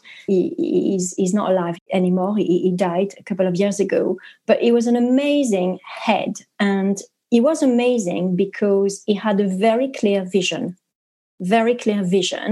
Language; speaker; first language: English; non-native, fluent; French